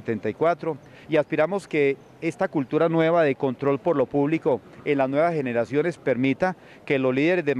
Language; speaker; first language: Spanish; native; Spanish